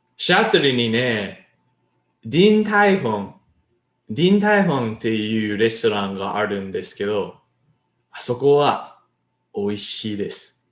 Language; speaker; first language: Japanese; non-native, learner; English